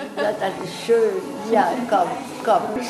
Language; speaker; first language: German; non-native, fluent; Polish